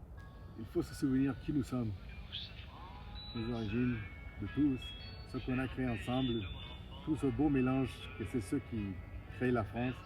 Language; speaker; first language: French; non-native, fluent; Spanish